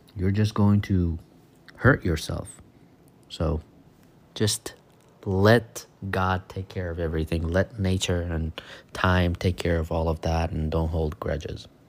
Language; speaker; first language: English; non-native, fluent; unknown